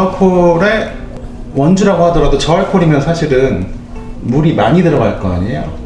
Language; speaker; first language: Korean; native; Korean